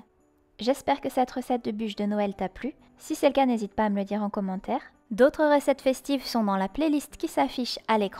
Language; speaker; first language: French; native; French